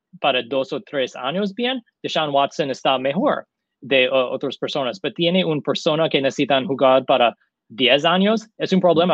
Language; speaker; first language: Spanish; non-native, learner; English